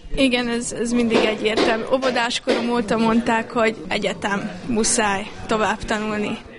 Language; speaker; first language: Hungarian; native; Hungarian